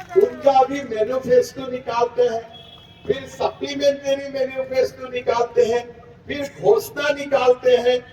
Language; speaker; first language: Hindi; non-native, local second language; Assamese